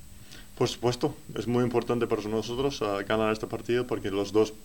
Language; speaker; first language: Spanish; non-native, learner; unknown